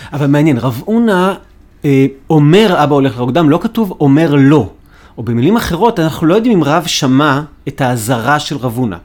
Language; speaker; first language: Hebrew; native; Hebrew